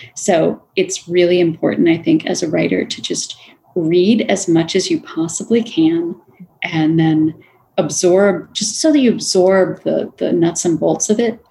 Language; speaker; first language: English; native; English